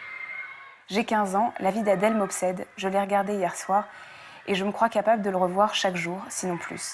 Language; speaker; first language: French; native; French